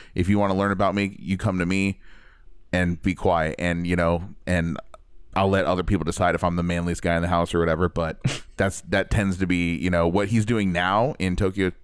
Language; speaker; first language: English; native; English